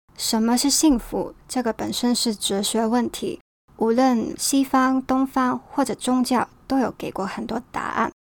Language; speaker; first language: Chinese; non-native, local second language; Cantonese